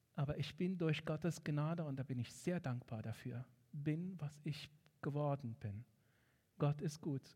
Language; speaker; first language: German; non-native, fluent; Arabic